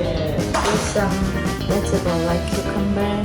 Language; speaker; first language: English; non-native, fluent; Vietnamese